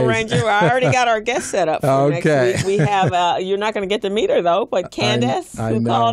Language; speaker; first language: English; native; English